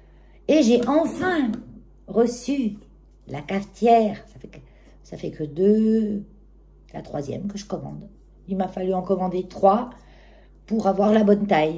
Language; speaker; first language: French; native; French